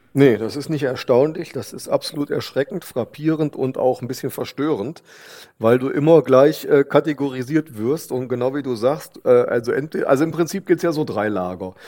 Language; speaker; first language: German; native; German